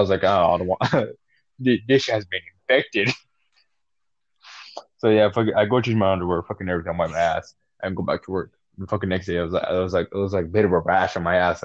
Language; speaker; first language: English; non-native, fluent; Spanish